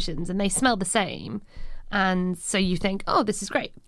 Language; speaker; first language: English; native; English